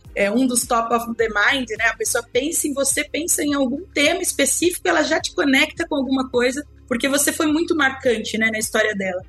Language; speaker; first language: Portuguese; native; Portuguese